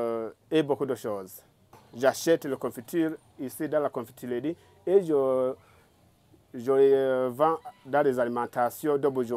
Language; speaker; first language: French; non-native, local second language; Rundi